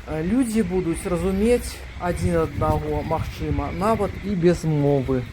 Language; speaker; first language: Belarusian; native; Belarusian